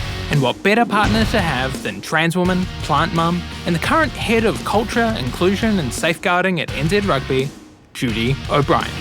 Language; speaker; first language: English; native; English